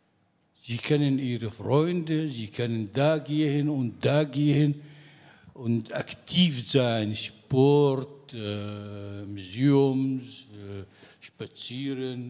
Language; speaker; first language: German; non-native, fluent; Arabic